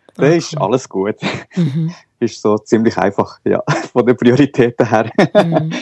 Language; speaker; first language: Swiss German; non-native, local second language; Spanish